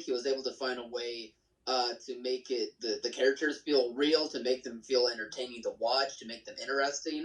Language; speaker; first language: English; native; English